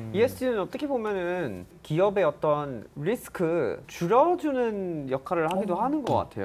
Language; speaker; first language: Korean; native; Korean